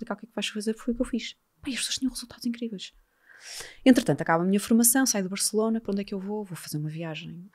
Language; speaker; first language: Portuguese; native; Portuguese